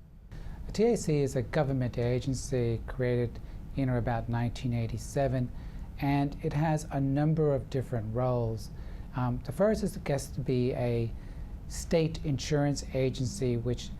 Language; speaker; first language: English; native; English